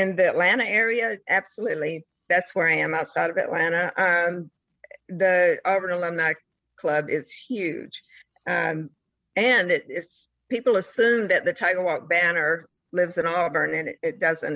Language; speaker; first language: English; native; English